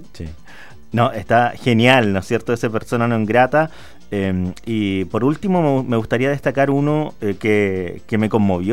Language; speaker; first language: Spanish; native; Spanish